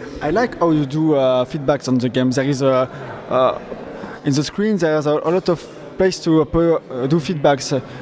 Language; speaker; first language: English; non-native, fluent; French